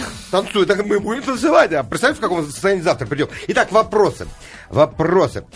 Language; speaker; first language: Russian; native; Russian